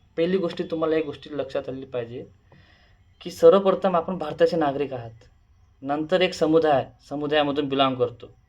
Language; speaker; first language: Marathi; non-native, local second language; Lambadi